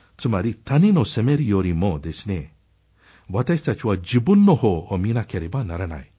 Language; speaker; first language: Japanese; non-native, fluent; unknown